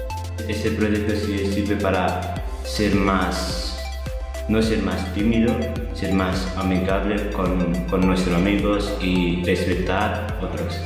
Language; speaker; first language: Spanish; non-native, learner; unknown